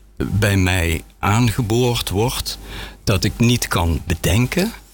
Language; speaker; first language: Dutch; native; Dutch